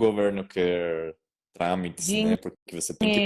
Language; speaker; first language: Portuguese; non-native, learner; Spanish